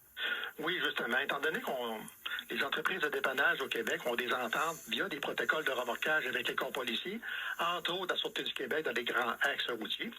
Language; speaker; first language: French; native; French